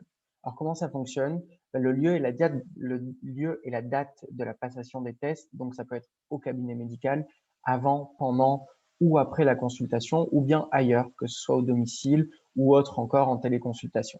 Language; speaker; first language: French; native; French